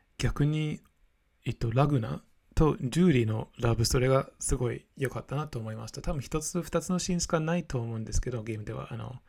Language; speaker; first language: Japanese; non-native, fluent; English